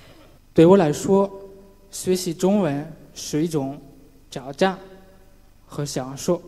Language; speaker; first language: Chinese; non-native, learner; French